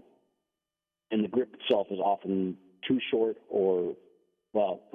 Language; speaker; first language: English; non-native, fluent; Danish